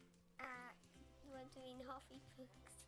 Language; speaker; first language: Welsh; non-native, local second language; English